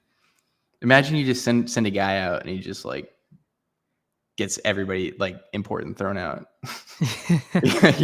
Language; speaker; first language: English; native; English